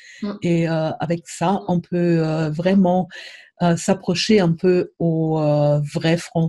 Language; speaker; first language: French; non-native, fluent; German